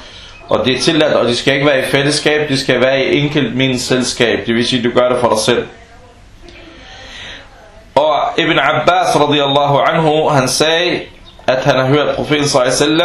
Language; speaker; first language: Danish; non-native, fluent; Arabic